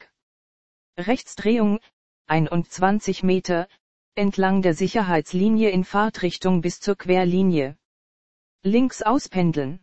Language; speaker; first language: German; native; German